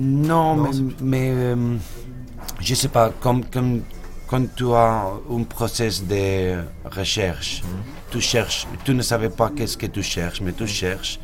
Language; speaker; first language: French; non-native, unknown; Spanish